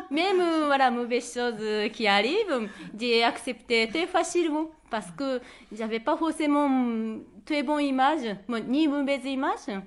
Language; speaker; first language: French; non-native, fluent; Japanese